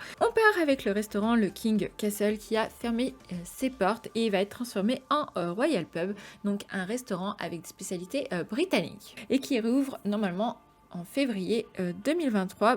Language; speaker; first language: French; native; French